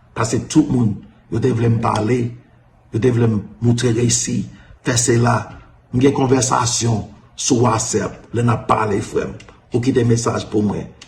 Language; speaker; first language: Haitian Creole; early bilingual, heritage; Haitian Creole